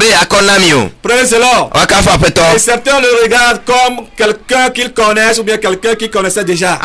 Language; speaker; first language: French; non-native, local second language; Ewe